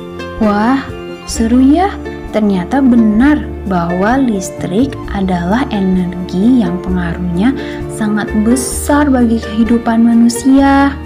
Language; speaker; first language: Indonesian; native; Indonesian